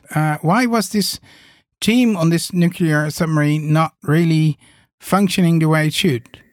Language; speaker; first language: English; non-native, fluent; Dutch